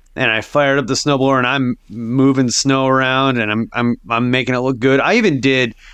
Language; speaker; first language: English; native; English